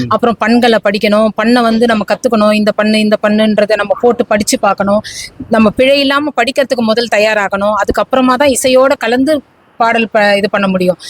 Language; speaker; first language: Tamil; non-native, local second language; Telugu